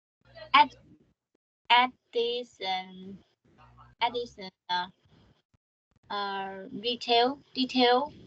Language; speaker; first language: English; non-native, learner; Vietnamese